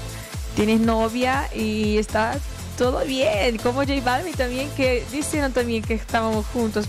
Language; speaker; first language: Spanish; non-native, fluent; Portuguese